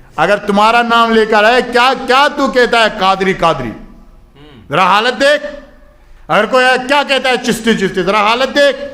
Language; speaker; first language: Urdu; non-native, local second language; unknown